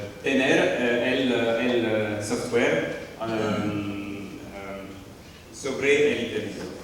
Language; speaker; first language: Spanish; non-native, learner; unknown